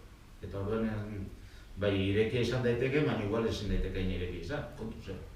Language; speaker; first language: Basque; native; Basque